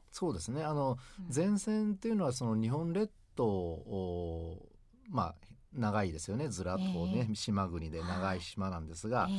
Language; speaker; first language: Japanese; native; Japanese